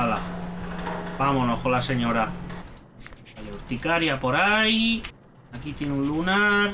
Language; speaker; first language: Spanish; native; Spanish